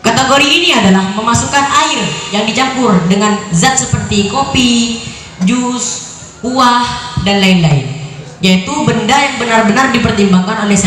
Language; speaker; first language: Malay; non-native, local second language; Madurese